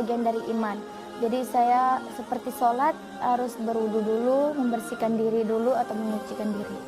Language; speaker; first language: Indonesian; native; Indonesian